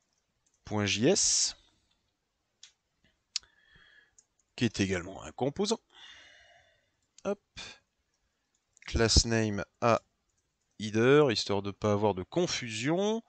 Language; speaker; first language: French; native; French